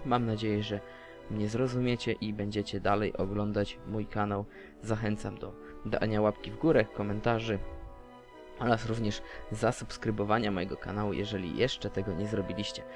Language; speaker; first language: Polish; native; Polish